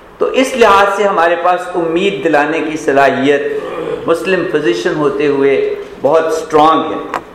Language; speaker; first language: Urdu; non-native, local second language; Punjabi